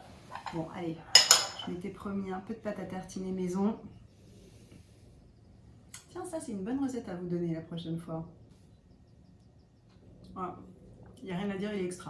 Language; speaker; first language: French; native; French